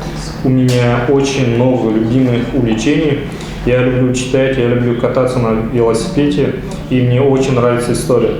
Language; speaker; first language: Russian; non-native, local second language; Kazakh